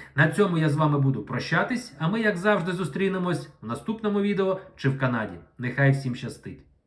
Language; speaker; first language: Ukrainian; non-native, local second language; Russian